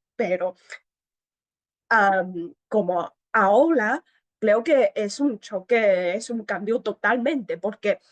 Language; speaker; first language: Spanish; non-native, learner; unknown